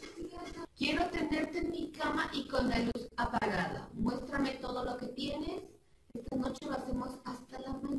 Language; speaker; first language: Spanish; native; Spanish